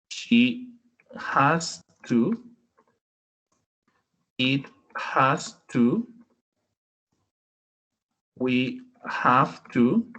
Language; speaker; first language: English; non-native, fluent; Spanish